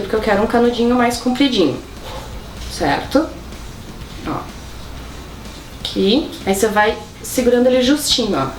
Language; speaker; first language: Portuguese; native; Portuguese